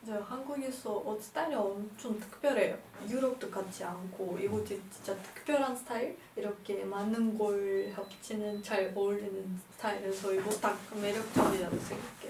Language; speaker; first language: Korean; non-native, fluent; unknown